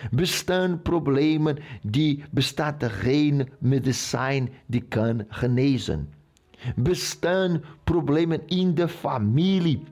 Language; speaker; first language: Dutch; non-native, local second language; Portuguese